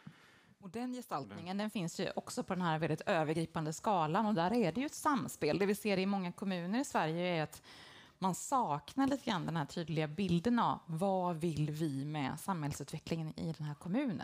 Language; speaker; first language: Swedish; native; Swedish